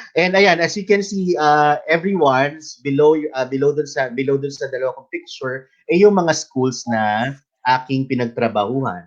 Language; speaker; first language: Filipino; native; Filipino